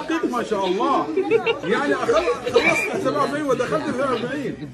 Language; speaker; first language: Arabic; native; Arabic